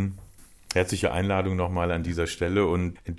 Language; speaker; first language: German; native; German